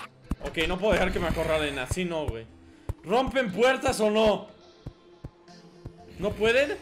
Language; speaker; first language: Spanish; native; Spanish